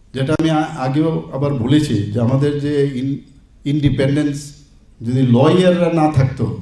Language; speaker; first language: Bangla; native; Bangla